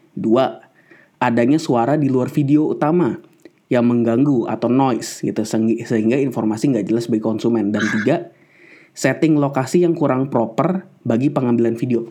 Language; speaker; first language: Indonesian; native; Indonesian